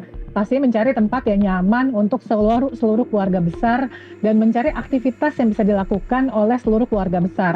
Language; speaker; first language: Indonesian; native; Indonesian